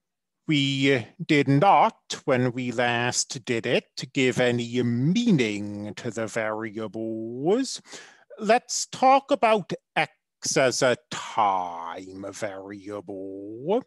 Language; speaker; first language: English; native; English